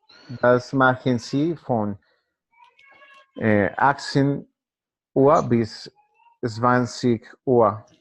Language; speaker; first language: German; non-native, learner; Spanish